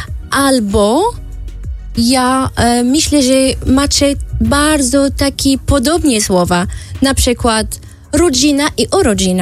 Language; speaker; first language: Polish; non-native, learner; Arabic